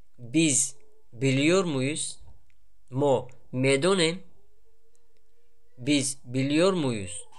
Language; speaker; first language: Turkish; non-native, fluent; Tajik